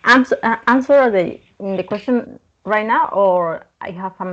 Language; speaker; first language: English; non-native, learner; Spanish